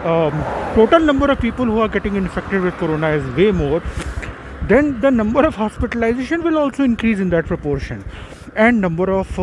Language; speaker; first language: English; non-native, local second language; Hindi